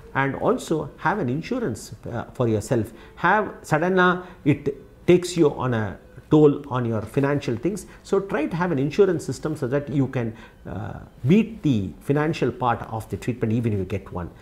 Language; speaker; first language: English; non-native, local second language; Tamil